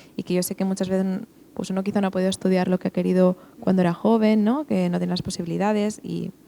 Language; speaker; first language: Spanish; non-native, local second language; Catalan